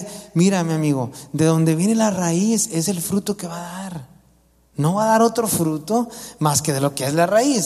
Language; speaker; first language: Spanish; native; Spanish